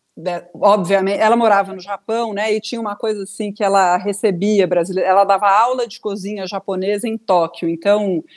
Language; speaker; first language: Portuguese; native; Portuguese